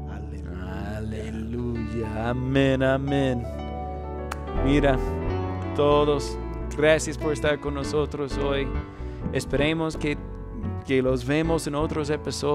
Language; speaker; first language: Spanish; non-native, fluent; English